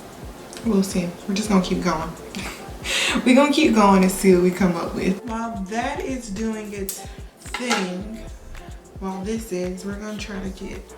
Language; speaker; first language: English; native; English